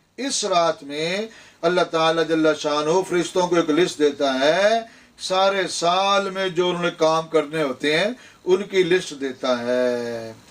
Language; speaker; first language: Urdu; non-native, local second language; Punjabi